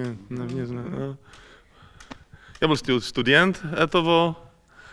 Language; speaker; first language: Russian; non-native, learner; Czech